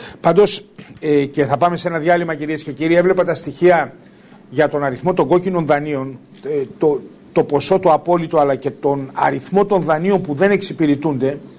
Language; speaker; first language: Greek; native; Greek